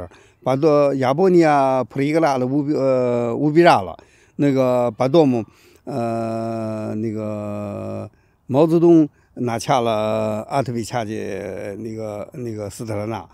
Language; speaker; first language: Russian; non-native, learner; Chinese